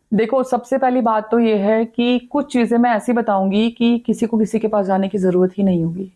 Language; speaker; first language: Hindi; native; Hindi